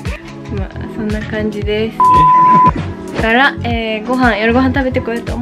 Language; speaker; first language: Japanese; native; Japanese